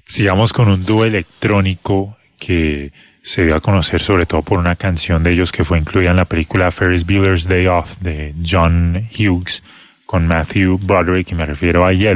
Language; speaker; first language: Spanish; native; Spanish